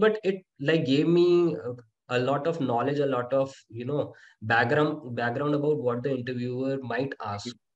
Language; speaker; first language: English; non-native, local second language; Hindi